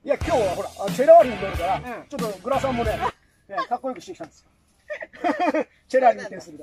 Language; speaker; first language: Japanese; native; Japanese